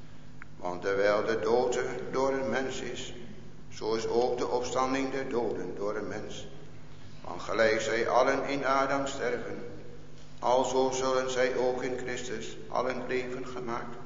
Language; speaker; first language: Dutch; native; Dutch